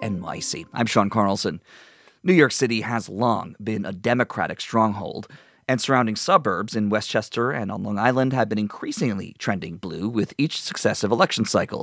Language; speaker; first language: English; native; English